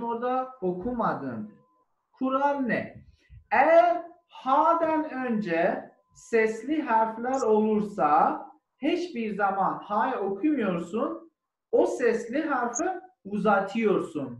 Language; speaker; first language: Turkish; non-native, learner; German